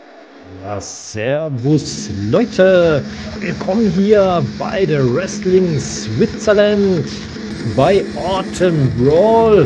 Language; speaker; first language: German; native; German